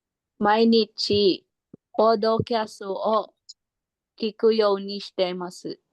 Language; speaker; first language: Japanese; non-native, learner; Filipino